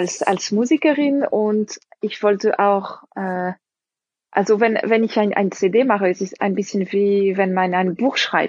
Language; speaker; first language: German; non-native, fluent; French